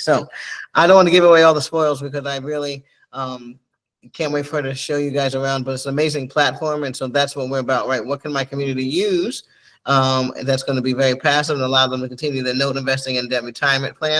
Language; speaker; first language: English; native; English